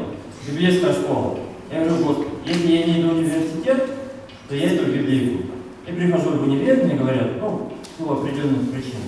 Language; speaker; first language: Russian; native; Russian